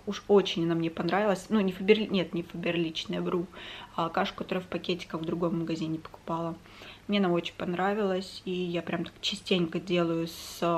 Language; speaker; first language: Russian; native; Russian